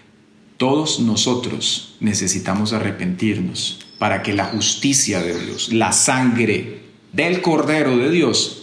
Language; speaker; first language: Spanish; native; Spanish